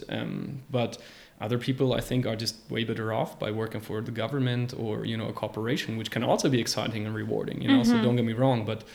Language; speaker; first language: English; non-native, fluent; German